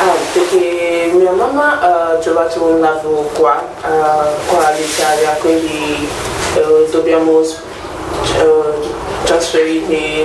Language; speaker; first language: Italian; non-native, learner; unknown